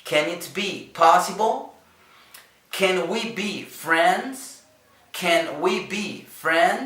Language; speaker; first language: English; non-native, learner; Spanish